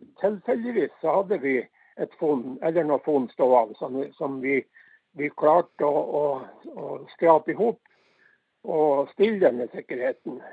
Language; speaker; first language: Norwegian; native; Norwegian